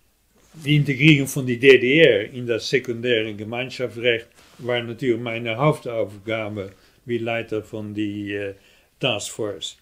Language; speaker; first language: German; non-native, fluent; Dutch